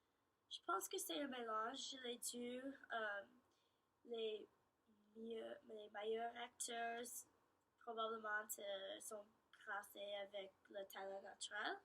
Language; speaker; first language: French; non-native, learner; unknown